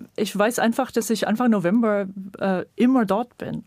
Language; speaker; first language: German; non-native, fluent; English